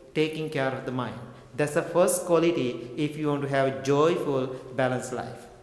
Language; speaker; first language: English; non-native, local second language; Sinhala